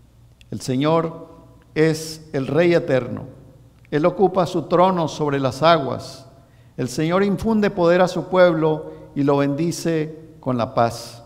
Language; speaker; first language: Spanish; native; Spanish